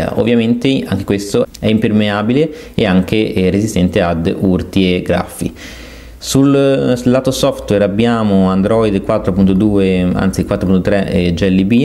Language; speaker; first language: Italian; native; Italian